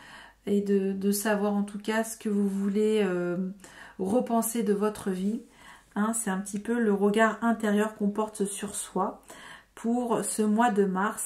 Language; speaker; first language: French; native; French